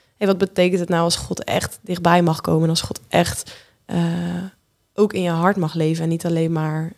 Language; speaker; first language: Dutch; native; Dutch